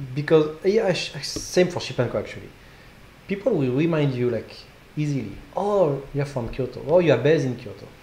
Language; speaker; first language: English; non-native, fluent; French